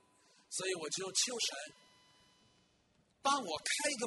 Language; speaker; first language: Chinese; non-native, fluent; English